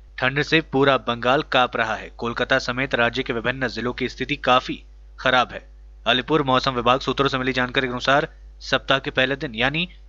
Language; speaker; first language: Hindi; native; Hindi